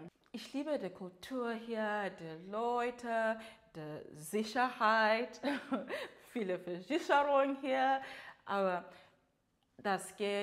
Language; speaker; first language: German; non-native, learner; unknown